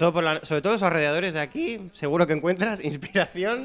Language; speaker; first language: Spanish; native; Spanish